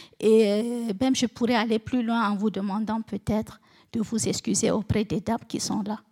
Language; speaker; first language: French; non-native, local second language; Fula